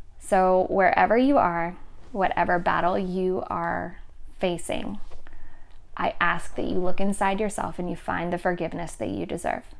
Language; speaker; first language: English; native; English